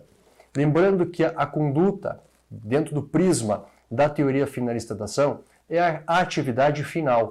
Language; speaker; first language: Portuguese; native; Portuguese